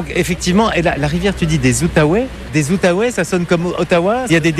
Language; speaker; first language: French; native; French